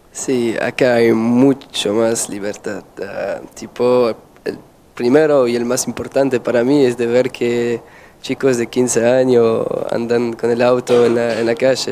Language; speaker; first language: Spanish; non-native, fluent; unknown